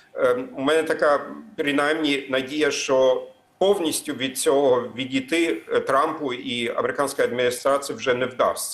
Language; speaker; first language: Ukrainian; non-native, fluent; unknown